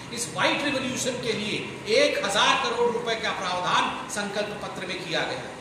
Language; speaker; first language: Hindi; non-native, local second language; Odia